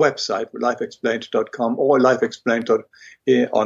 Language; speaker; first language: English; non-native, fluent; German